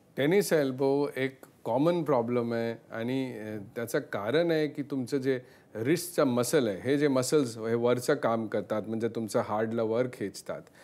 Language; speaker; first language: Marathi; non-native, local second language; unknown